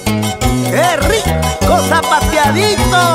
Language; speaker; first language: Spanish; native; Spanish